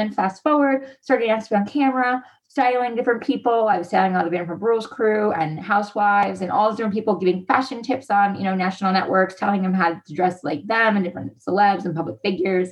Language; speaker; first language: English; native; English